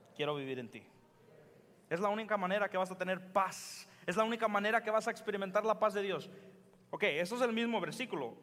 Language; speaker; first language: Spanish; early bilingual, heritage; Spanish